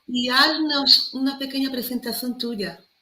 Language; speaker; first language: Spanish; non-native, fluent; Portuguese